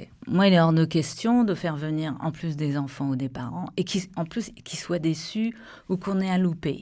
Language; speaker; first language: French; native; French